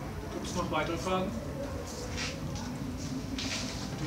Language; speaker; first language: German; native; German